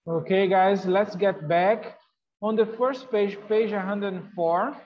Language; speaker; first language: English; non-native, fluent; Portuguese